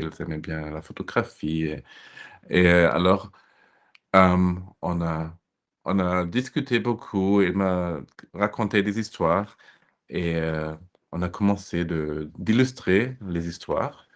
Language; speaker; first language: French; non-native, fluent; German